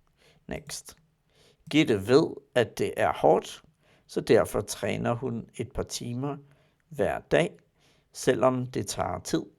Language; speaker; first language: Danish; non-native, learner; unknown